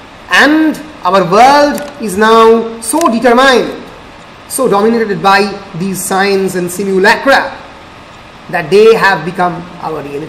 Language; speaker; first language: English; non-native, local second language; Bangla